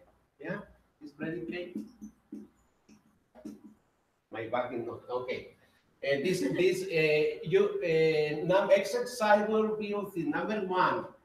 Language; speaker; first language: English; non-native, learner; Spanish